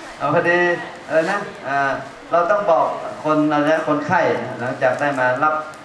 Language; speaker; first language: Thai; non-native, fluent; Chinese